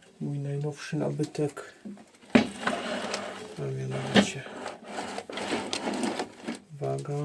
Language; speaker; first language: Polish; native; Polish